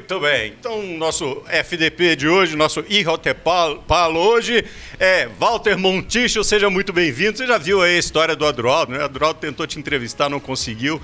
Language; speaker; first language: Portuguese; native; Portuguese